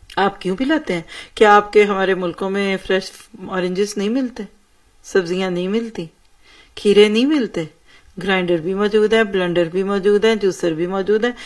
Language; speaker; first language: Urdu; native; Urdu